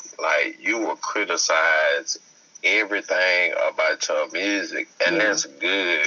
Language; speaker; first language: English; native; English